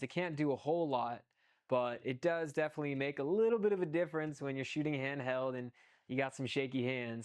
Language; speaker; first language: English; native; English